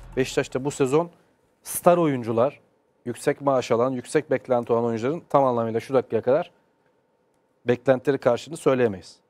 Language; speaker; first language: Turkish; native; Turkish